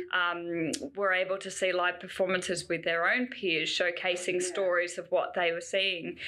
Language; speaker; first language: English; native; English